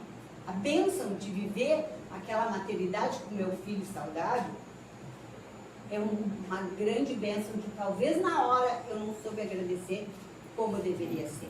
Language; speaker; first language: Portuguese; native; Portuguese